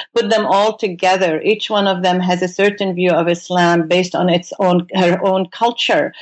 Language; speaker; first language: English; non-native, fluent; Arabic